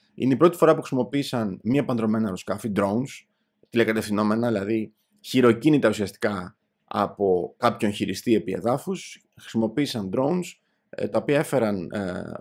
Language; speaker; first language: Greek; native; Greek